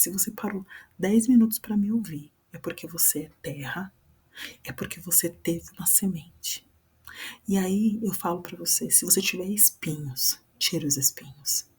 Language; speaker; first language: Portuguese; native; Portuguese